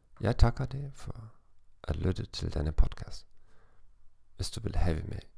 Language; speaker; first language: Danish; non-native, fluent; German